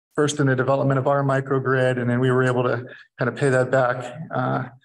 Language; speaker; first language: English; native; English